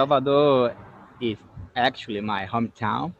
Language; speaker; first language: English; non-native, fluent; Portuguese